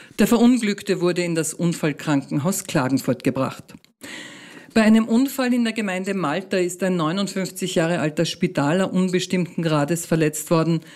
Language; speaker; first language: German; native; German